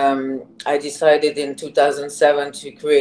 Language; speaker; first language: English; non-native, fluent; French